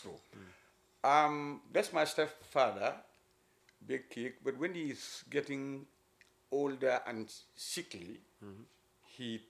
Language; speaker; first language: English; non-native, local second language; Mandingo